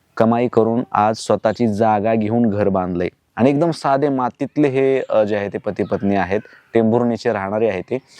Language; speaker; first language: Marathi; native; Marathi